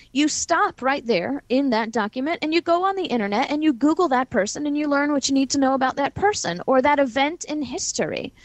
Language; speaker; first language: English; native; English